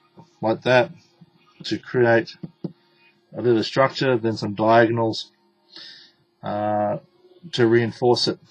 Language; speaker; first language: English; native; English